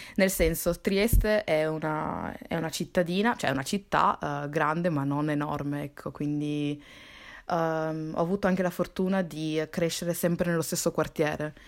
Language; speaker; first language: Italian; early bilingual, other home language; Somali